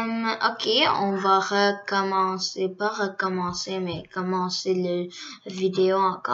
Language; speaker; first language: French; early bilingual, other home language; Korean